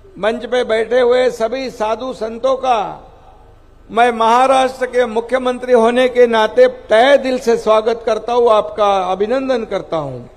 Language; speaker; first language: Hindi; non-native, local second language; Marathi